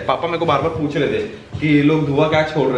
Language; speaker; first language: Hindi; native; Hindi